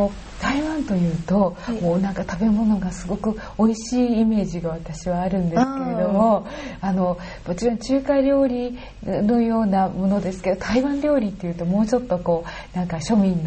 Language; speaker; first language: Japanese; native; Japanese